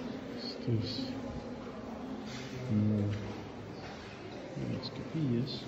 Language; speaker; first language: Spanish; early bilingual, heritage; Spanish